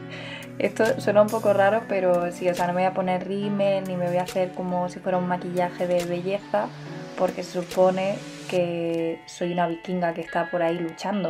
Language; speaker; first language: Spanish; native; Spanish